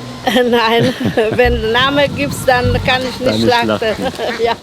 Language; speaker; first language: German; non-native, local second language; Romanian